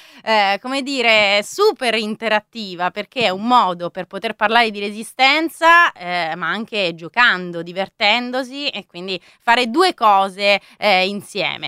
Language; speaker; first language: Italian; native; Italian